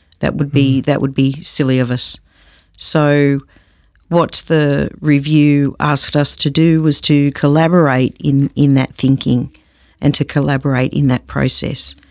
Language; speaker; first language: English; native; English